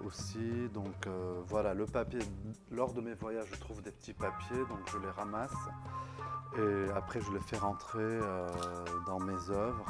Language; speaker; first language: French; non-native, local second language; Arabic